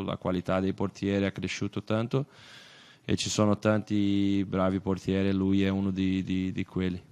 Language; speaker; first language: Italian; non-native, fluent; Portuguese